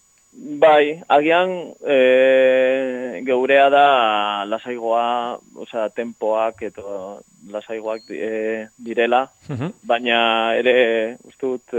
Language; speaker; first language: Basque; non-native, local second language; Spanish